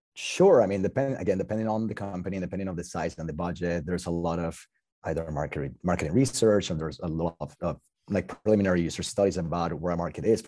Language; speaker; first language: English; non-native, fluent; Spanish